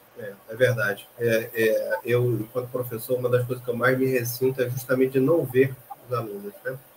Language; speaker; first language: Portuguese; native; Portuguese